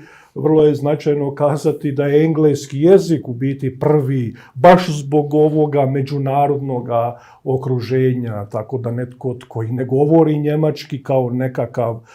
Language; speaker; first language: Bosnian; native; Bosnian